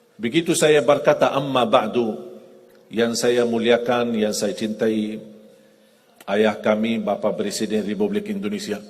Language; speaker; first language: Indonesian; non-native, fluent; Arabic